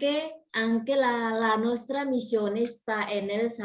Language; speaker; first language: Italian; non-native, learner; Indonesian